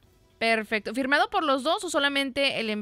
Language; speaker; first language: Spanish; native; Spanish